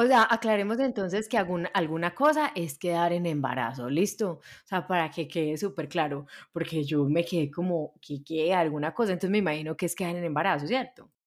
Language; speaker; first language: Spanish; native; Spanish